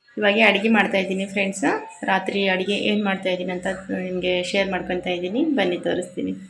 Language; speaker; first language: Kannada; non-native, local second language; Urdu